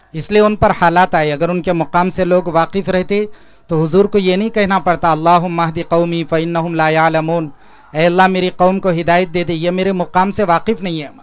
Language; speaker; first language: Urdu; native; Urdu